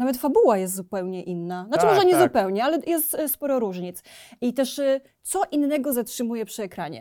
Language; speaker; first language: Polish; native; Polish